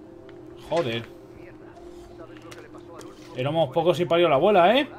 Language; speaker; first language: Spanish; native; Spanish